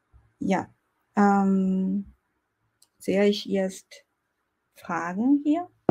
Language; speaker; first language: German; non-native, fluent; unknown